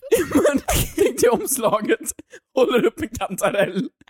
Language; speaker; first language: Swedish; native; Swedish